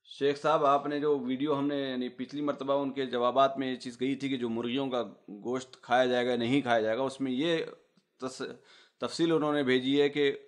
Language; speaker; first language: Urdu; native; Urdu